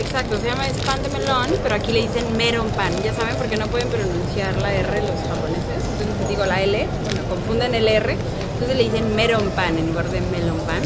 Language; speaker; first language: Spanish; native; Spanish